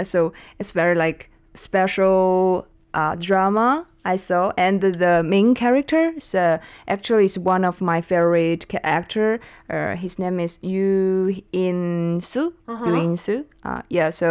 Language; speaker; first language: English; non-native, learner; Chinese